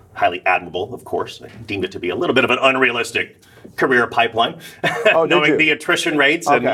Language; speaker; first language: English; native; English